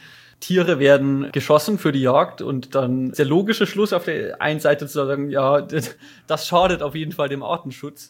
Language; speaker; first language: German; native; German